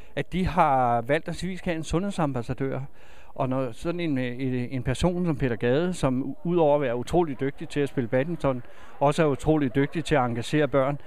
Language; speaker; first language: Danish; native; Danish